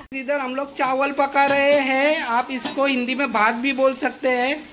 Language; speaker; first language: Hindi; non-native, local second language; Marathi